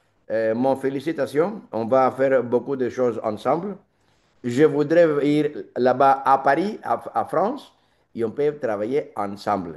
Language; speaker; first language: French; non-native, learner; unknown